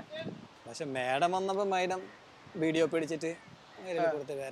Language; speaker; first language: Malayalam; non-native, local second language; Hindi